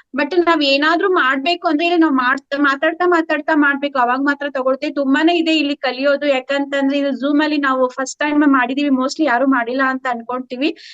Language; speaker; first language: Kannada; native; Kannada